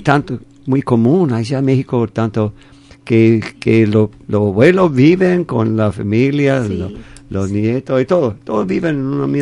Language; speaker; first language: Spanish; non-native, fluent; English